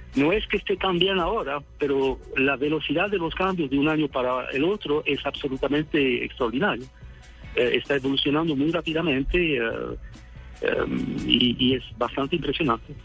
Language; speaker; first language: Spanish; non-native, fluent; Swedish